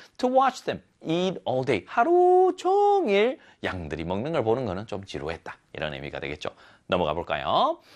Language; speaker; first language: Korean; native; Korean